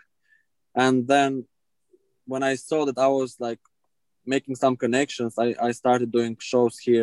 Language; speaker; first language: English; non-native, fluent; Albanian